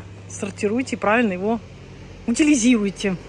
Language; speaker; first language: Russian; native; Russian